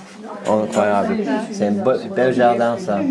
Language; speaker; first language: French; non-native, fluent; English